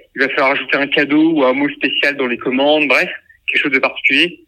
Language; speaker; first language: French; native; French